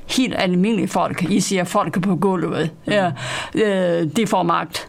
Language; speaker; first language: Danish; non-native, fluent; Chinese